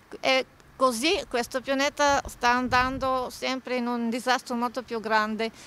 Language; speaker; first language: Italian; non-native, fluent; Bulgarian